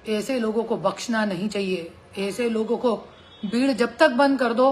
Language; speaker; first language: Hindi; non-native, local second language; Marathi